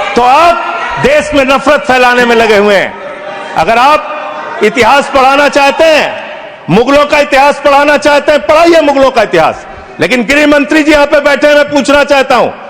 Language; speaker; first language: Hindi; native; Hindi